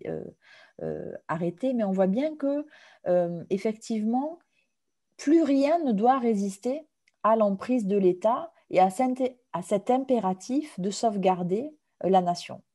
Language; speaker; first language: French; native; French